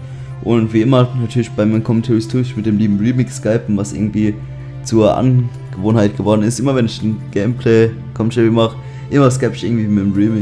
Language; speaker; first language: German; native; German